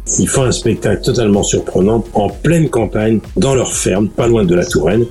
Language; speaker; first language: French; native; French